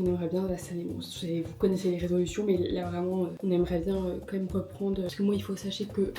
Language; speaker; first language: French; native; French